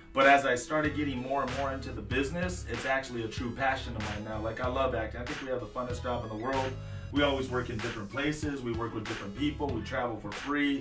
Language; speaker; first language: English; native; English